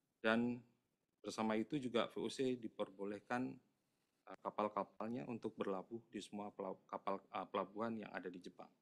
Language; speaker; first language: Indonesian; native; Indonesian